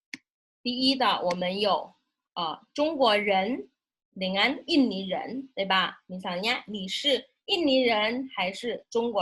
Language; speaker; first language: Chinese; non-native, fluent; Indonesian